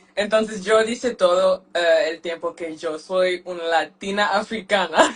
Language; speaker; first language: Spanish; non-native, learner; French